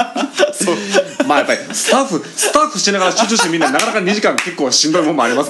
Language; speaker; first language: Japanese; native; Japanese